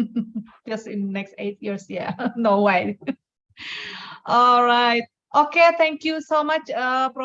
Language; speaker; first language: English; non-native, fluent; Indonesian